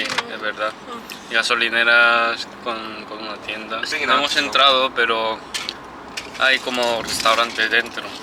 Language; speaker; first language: Spanish; non-native, fluent; Korean